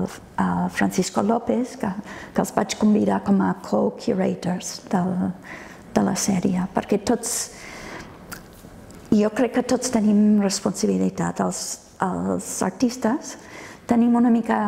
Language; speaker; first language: Catalan; non-native, fluent; English